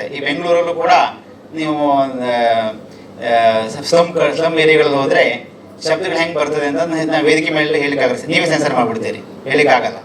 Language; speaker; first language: Kannada; native; Kannada